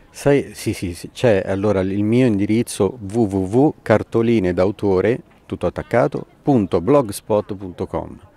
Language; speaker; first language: Italian; native; Italian